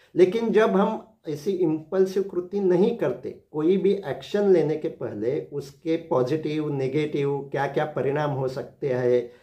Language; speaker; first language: Hindi; non-native, local second language; Marathi